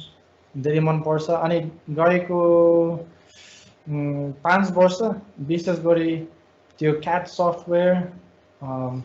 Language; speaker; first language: Nepali; non-native, fluent; English